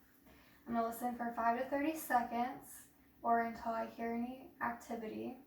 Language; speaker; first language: English; native; English